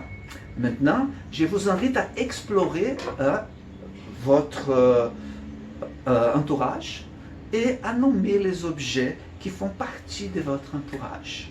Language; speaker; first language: French; non-native, fluent; Portuguese